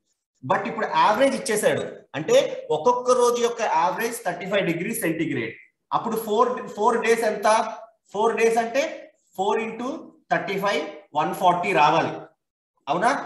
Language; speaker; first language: Telugu; native; Telugu